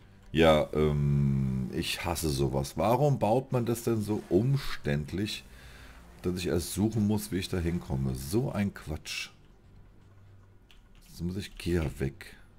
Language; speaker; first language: German; native; German